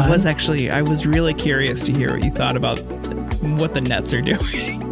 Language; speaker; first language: English; native; English